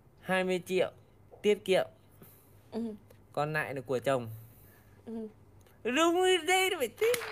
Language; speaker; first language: Vietnamese; native; Vietnamese